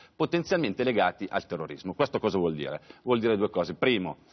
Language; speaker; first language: Italian; native; Italian